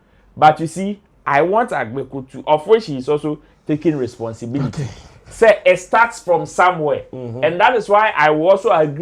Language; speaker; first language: English; non-native, local second language; Akan